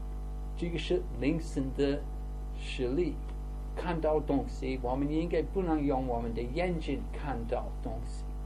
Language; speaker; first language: Chinese; non-native, fluent; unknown